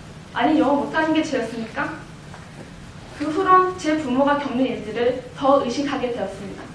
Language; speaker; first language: Korean; early bilingual, heritage; Korean